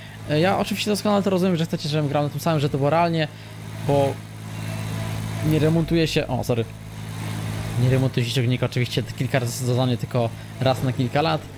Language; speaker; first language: Polish; native; Polish